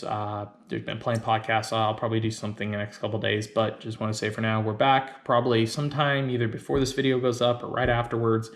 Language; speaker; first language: English; native; English